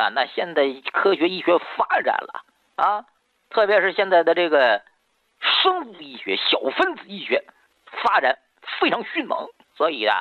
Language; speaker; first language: Chinese; native; Chinese